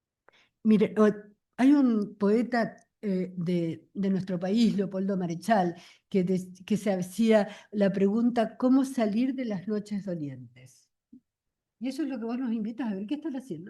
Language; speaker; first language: Spanish; native; Spanish